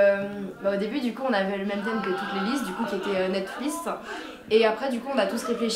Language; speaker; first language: French; native; French